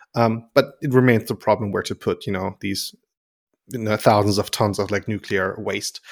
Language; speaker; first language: English; non-native, fluent; German